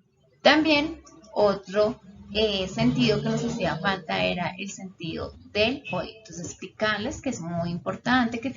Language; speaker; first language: Spanish; native; Spanish